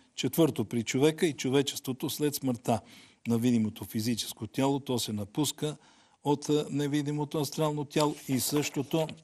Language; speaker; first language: Bulgarian; native; Bulgarian